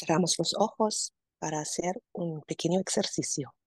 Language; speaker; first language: Spanish; non-native, fluent; German